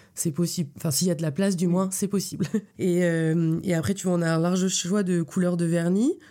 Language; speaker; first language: French; native; French